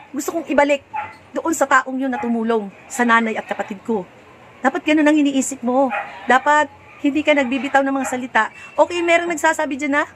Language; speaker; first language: Filipino; native; Filipino